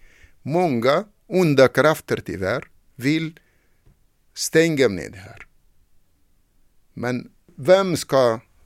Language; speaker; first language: Swedish; non-native, fluent; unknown